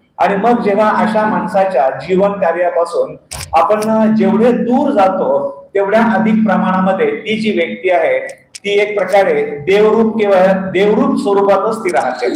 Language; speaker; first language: Marathi; non-native, fluent; English